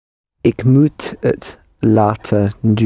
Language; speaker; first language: Dutch; non-native, learner; English